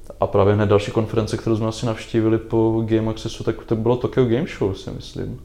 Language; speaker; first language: Czech; native; Czech